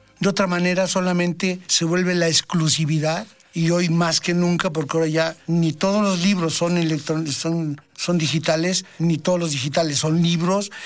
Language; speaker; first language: Spanish; native; Spanish